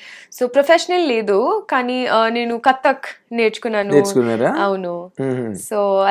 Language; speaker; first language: Telugu; non-native, learner; Hindi